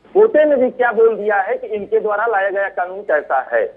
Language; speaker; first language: Hindi; native; Hindi